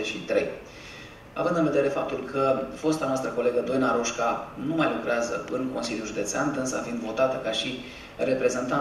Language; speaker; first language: Romanian; native; Romanian